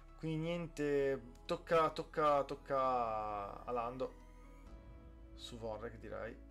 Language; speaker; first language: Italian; native; Italian